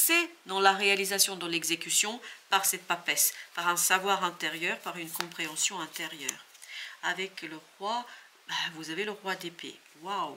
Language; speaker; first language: French; native; French